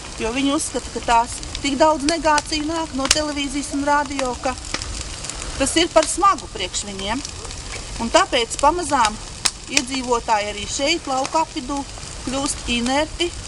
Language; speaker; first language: Latvian; native; Latvian